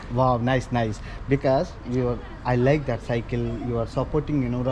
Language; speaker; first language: English; non-native, learner; Telugu